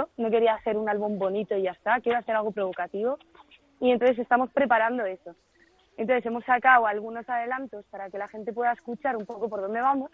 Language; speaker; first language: Spanish; native; Spanish